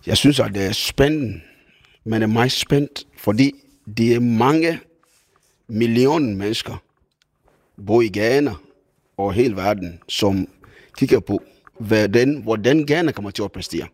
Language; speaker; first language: Danish; non-native, fluent; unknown